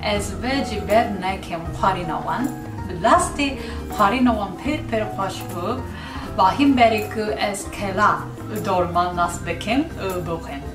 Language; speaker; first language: Kurdish; non-native, learner; Japanese